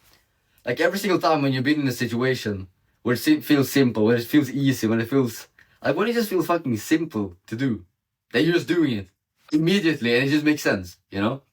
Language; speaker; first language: English; non-native, fluent; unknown